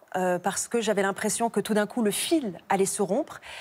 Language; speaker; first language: French; native; French